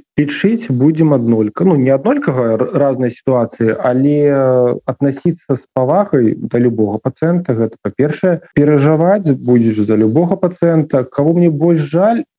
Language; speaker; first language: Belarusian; non-native, local second language; Russian